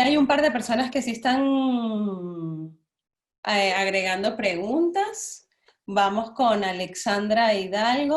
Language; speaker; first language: Spanish; native; Spanish